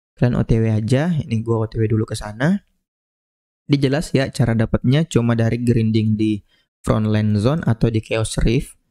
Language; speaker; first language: Indonesian; native; Indonesian